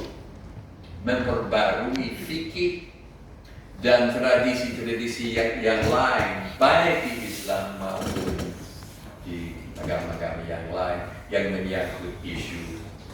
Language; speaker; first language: Indonesian; non-native, fluent; English